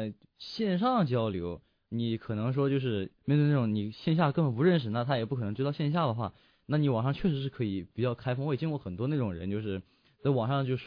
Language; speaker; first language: Chinese; native; Chinese